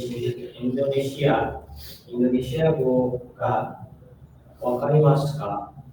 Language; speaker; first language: Japanese; non-native, learner; Bangla